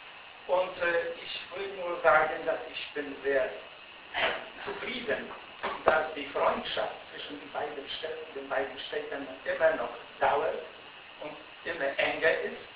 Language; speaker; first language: German; non-native, learner; Polish